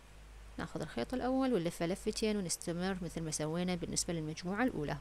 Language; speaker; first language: Arabic; native; Arabic